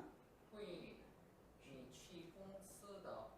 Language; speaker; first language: Chinese; non-native, learner; Korean